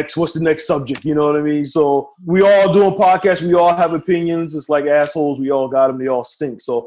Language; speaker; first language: English; native; English